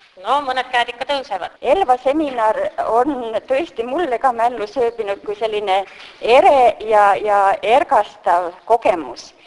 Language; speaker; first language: Estonian; native; Estonian